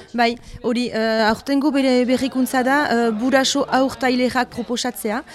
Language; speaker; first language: Basque; native; Basque